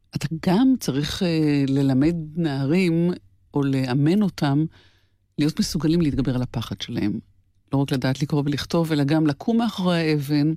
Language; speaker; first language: Hebrew; native; Hebrew